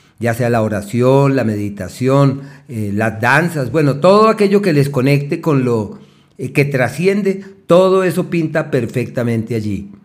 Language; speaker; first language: Spanish; native; Spanish